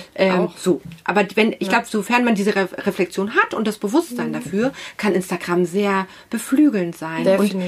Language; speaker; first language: German; native; German